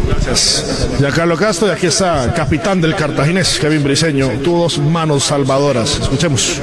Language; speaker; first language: Spanish; native; Spanish